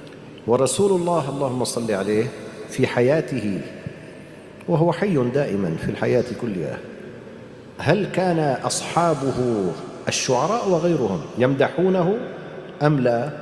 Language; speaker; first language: Arabic; native; Arabic